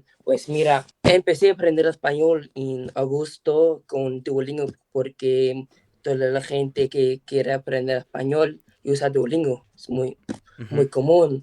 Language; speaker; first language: Spanish; non-native, learner; English